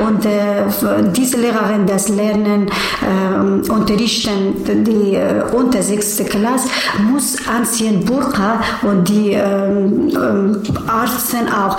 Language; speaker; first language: German; non-native, learner; Persian